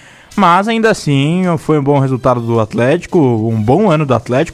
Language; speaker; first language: Portuguese; native; Portuguese